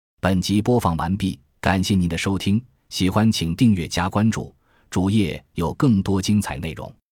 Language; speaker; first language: Chinese; native; Chinese